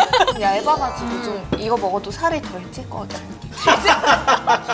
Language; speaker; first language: Korean; non-native, fluent; Mongolian